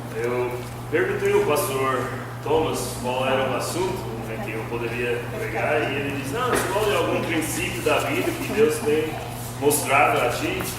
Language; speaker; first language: Portuguese; non-native, fluent; English